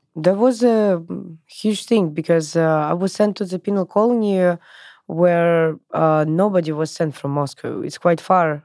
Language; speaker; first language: English; non-native, learner; Russian